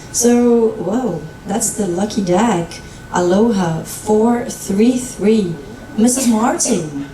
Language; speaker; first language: English; non-native, fluent; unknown